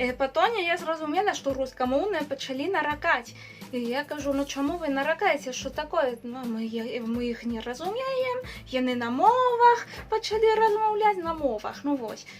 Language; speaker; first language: Belarusian; non-native, fluent; Spanish